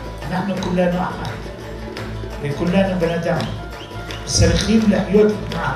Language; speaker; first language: Hebrew; non-native, local second language; Arabic